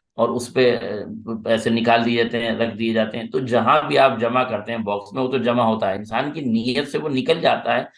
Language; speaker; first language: Urdu; native; Urdu